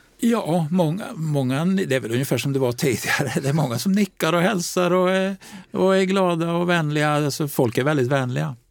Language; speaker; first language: Swedish; native; Swedish